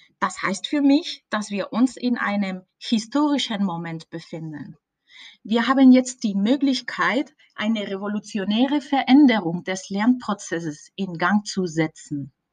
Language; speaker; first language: German; non-native, fluent; Spanish